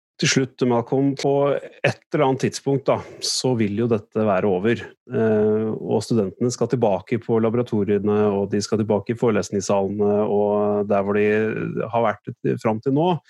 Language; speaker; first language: Norwegian; native; Norwegian